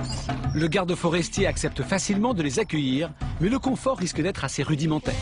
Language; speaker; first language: French; native; French